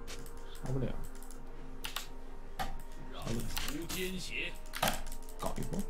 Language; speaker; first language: Chinese; native; Chinese